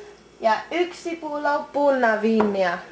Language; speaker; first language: Finnish; non-native, learner; English